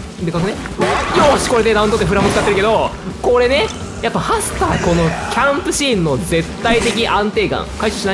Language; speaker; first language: Japanese; native; Japanese